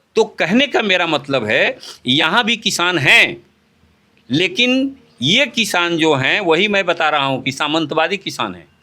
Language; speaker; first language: Hindi; native; Hindi